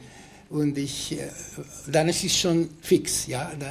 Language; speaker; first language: German; non-native, fluent; Hungarian